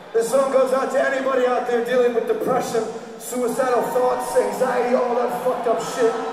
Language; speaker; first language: English; native; English